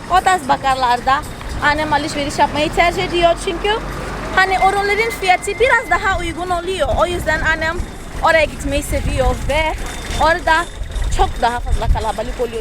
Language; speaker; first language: Turkish; non-native, fluent; Portuguese